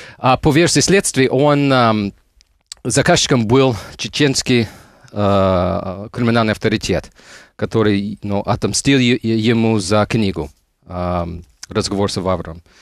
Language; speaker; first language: Russian; non-native, fluent; English